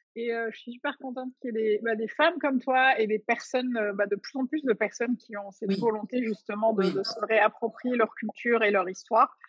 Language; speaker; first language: French; non-native, local second language; Arabic